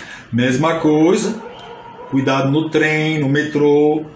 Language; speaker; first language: Portuguese; non-native, fluent; French